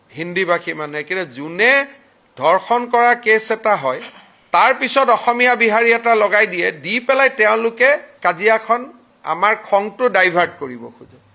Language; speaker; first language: Assamese; non-native, local second language; Hindi